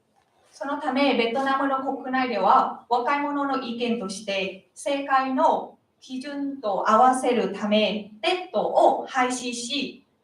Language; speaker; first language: Japanese; non-native, learner; Vietnamese